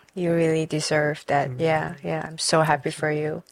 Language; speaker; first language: English; non-native, fluent; Chinese